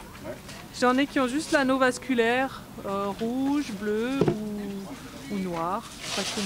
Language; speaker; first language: French; native; French